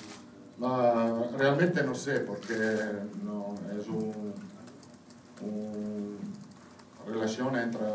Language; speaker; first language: Spanish; non-native, fluent; Italian